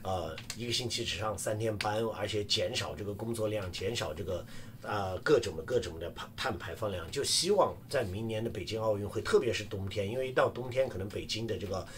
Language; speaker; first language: Chinese; native; Chinese